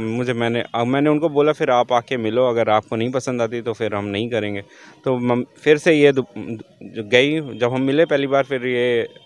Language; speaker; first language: Hindi; native; Hindi